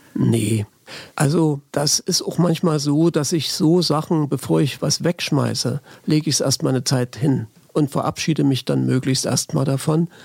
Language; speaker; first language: German; native; German